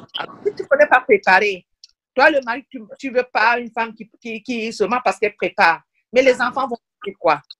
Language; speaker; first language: French; non-native, local second language; Duala